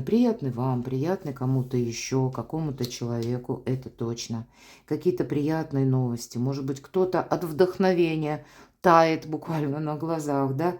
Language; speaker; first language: Russian; native; Russian